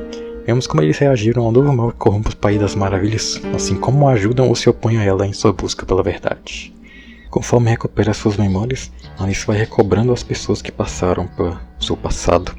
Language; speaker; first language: Portuguese; native; Portuguese